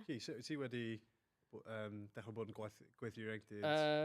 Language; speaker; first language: Welsh; non-native, local second language; English